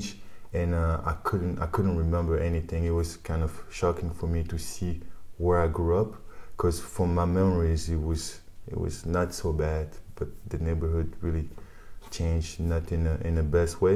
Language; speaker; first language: English; non-native, fluent; French